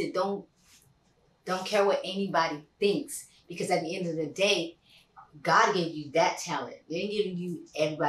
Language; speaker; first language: English; native; English